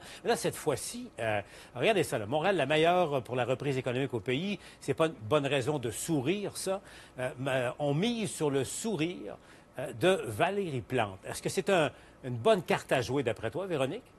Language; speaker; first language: French; native; French